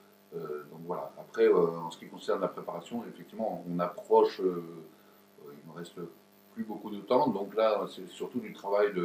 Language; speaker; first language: French; native; French